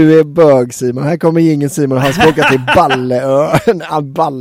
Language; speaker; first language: Swedish; native; Swedish